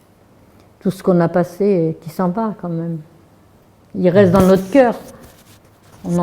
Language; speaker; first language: French; native; French